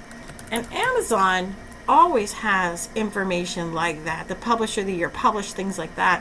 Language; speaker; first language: English; native; English